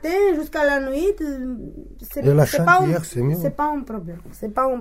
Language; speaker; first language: French; non-native, learner; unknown